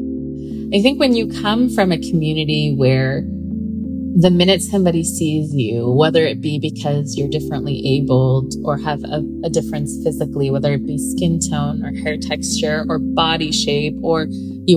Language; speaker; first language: English; native; English